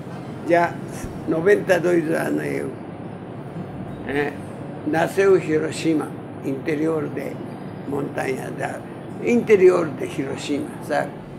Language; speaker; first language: Portuguese; non-native, learner; Japanese